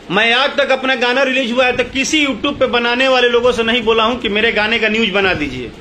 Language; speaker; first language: Hindi; non-native, local second language; Bhojpuri